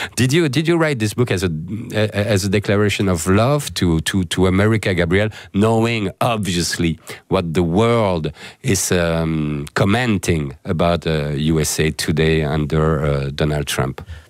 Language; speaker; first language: English; non-native, fluent; French